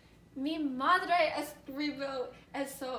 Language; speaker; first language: Spanish; non-native, learner; English